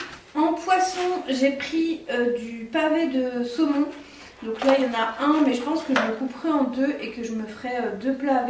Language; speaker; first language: French; native; French